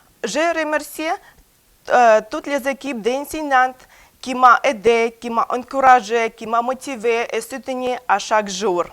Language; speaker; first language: French; non-native, learner; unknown